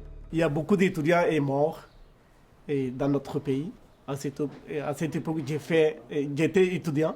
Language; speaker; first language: French; non-native, learner; Rohingya